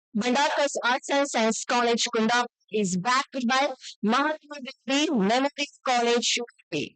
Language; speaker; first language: English; non-native, local second language; Kannada